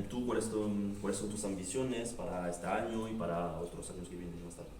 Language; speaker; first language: Spanish; non-native, fluent; French